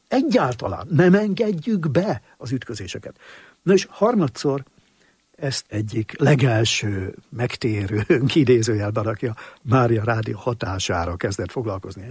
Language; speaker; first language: Hungarian; native; Hungarian